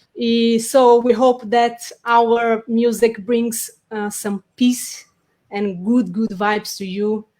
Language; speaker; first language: English; non-native, fluent; Portuguese